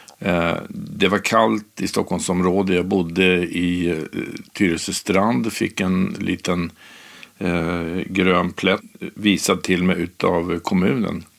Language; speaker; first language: Swedish; native; Swedish